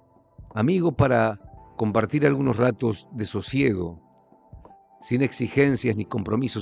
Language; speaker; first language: Spanish; native; Spanish